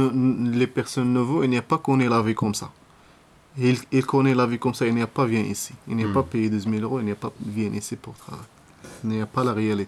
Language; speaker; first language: French; non-native, learner; Arabic